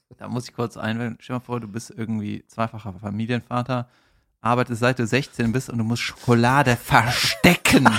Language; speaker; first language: German; native; German